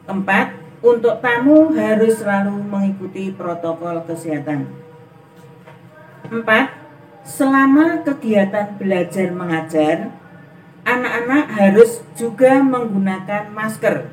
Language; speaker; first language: Indonesian; native; Indonesian